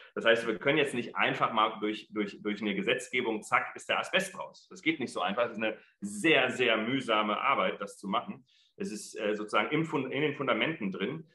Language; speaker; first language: German; early bilingual, other home language; Arabic